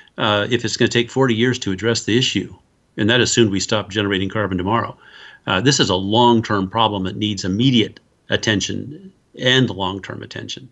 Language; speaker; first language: English; native; English